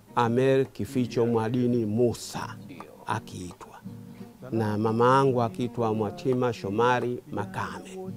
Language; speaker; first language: Swahili; native; Swahili